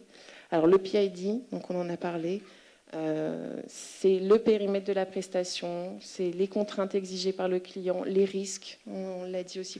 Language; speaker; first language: French; native; French